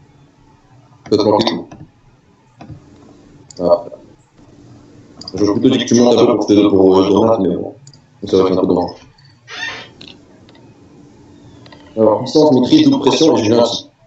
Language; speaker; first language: French; native; French